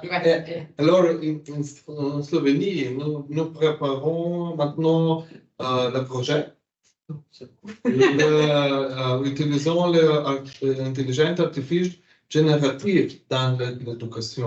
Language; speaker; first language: French; non-native, learner; Slovenian